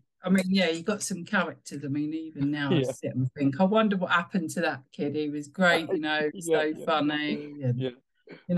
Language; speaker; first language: English; native; English